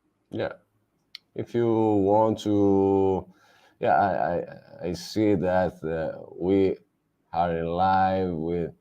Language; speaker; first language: English; non-native, learner; Italian